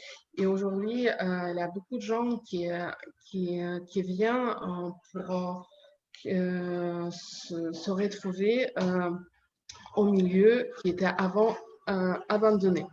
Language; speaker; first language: French; non-native, learner; Ukrainian